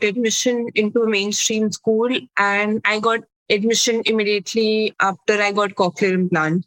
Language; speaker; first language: English; non-native, local second language; Hindi